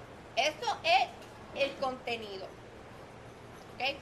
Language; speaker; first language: Spanish; non-native, fluent; Italian